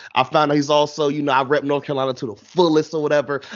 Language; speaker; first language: English; native; English